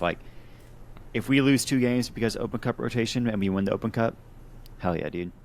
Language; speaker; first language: English; native; English